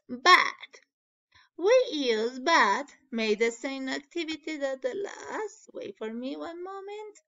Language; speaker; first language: English; non-native, learner; Spanish